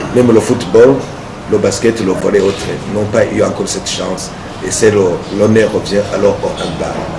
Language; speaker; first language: French; non-native, local second language; Rundi